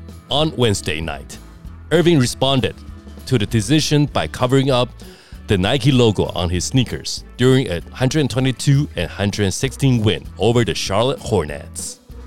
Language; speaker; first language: English; non-native, fluent; Chinese